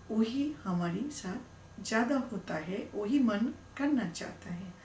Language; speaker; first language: Hindi; non-native, learner; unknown